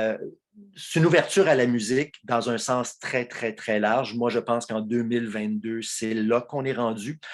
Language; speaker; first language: French; native; French